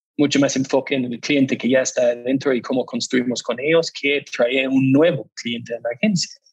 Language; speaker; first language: Spanish; non-native, fluent; English